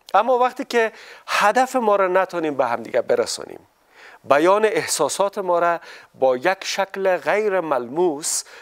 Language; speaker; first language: Persian; native; Persian